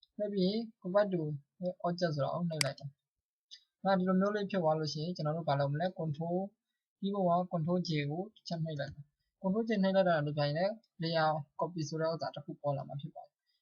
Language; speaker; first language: Burmese; non-native, local second language; Hakha Chin